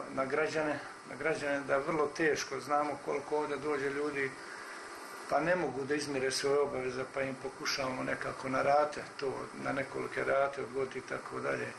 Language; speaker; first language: Croatian; native; Croatian